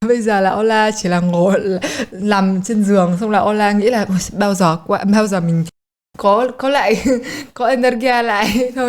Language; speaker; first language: Vietnamese; early bilingual, heritage; Polish